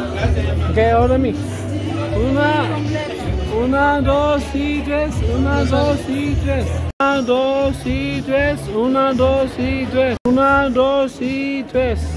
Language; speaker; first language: Spanish; early bilingual, heritage; Spanish